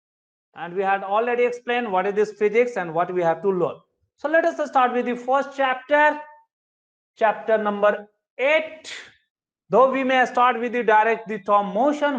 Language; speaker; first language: English; non-native, local second language; Hindi